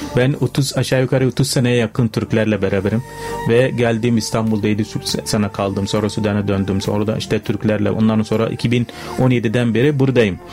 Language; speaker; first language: Turkish; non-native, fluent; Arabic